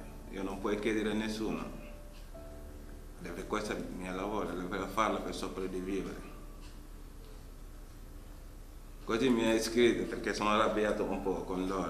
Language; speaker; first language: Italian; non-native, learner; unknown